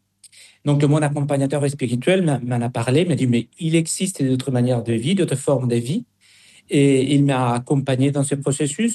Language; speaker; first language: French; non-native, fluent; Spanish